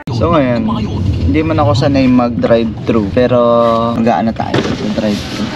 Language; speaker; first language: Filipino; native; Filipino